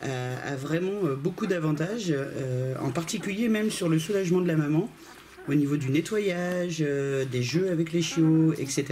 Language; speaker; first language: French; native; French